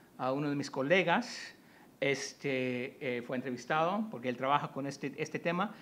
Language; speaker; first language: Spanish; early bilingual, heritage; Spanish